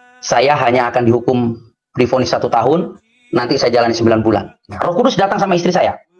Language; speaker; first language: Indonesian; native; Indonesian